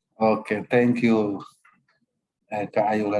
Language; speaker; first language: Indonesian; native; Indonesian